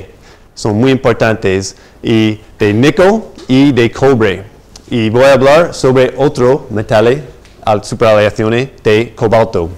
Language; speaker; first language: Spanish; non-native, fluent; English